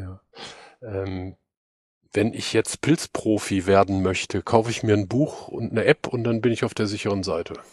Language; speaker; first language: German; native; German